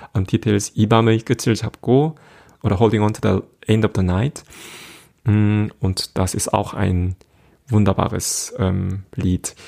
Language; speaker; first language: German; non-native, fluent; Korean